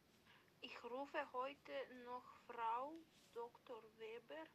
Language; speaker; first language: German; non-native, learner; Macedonian